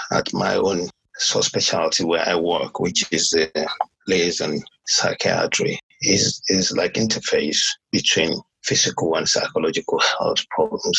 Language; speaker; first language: English; non-native, local second language; Yoruba